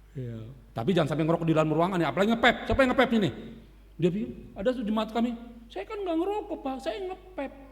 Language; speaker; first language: Indonesian; native; Indonesian